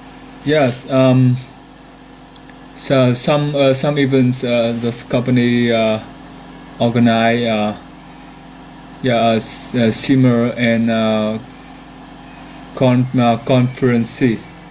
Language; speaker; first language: English; non-native, learner; Vietnamese